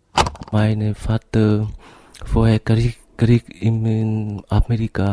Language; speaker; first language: German; non-native, learner; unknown